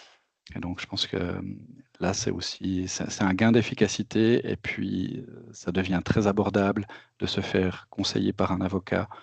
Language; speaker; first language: French; native; French